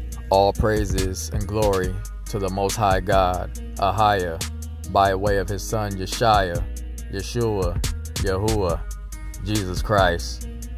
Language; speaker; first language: English; native; English